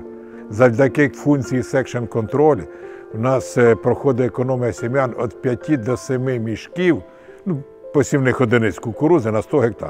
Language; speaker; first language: Ukrainian; native; Ukrainian